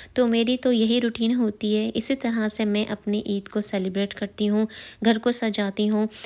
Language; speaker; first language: Urdu; native; Urdu